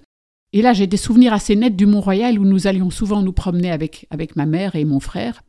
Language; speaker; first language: French; native; French